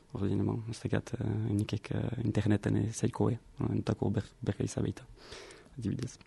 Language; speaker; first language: Basque; native; Basque